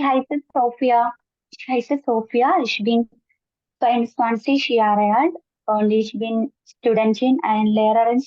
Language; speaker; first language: German; non-native, learner; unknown